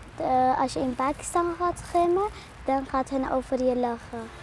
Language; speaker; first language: Dutch; early bilingual, other home language; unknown